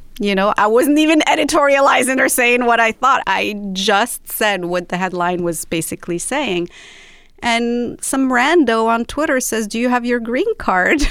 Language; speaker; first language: English; non-native, fluent; Arabic